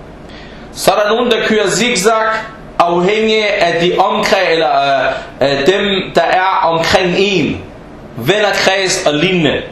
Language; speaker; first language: Danish; non-native, fluent; Arabic